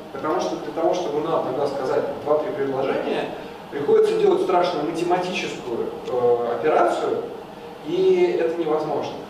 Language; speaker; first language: Russian; native; Russian